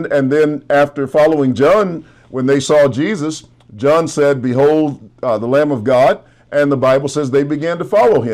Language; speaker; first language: English; native; English